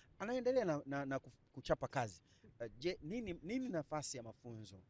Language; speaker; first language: Swahili; native; Swahili